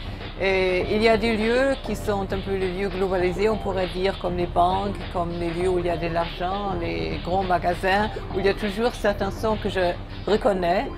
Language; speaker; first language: French; non-native, fluent; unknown